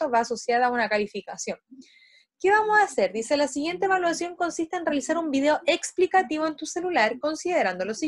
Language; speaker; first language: Spanish; native; Spanish